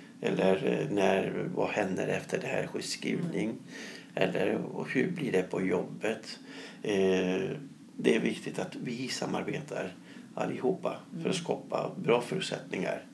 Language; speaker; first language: Swedish; non-native, fluent; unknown